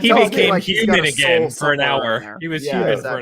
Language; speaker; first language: English; native; English